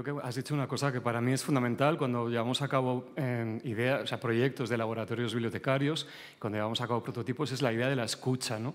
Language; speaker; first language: Spanish; native; Spanish